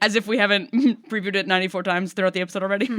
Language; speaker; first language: English; native; English